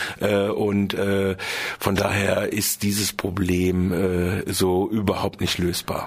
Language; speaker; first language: German; native; German